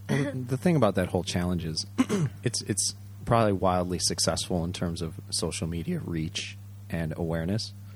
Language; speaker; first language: English; early bilingual, other home language; Japanese